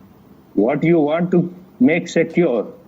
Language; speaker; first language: English; non-native, fluent; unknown